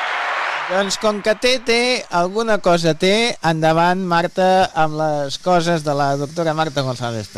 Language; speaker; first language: Catalan; native; Catalan